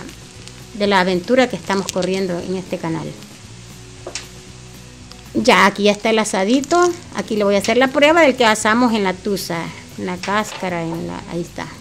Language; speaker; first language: Spanish; native; Spanish